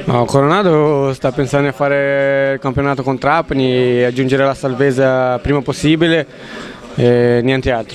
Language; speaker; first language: Italian; non-native, fluent; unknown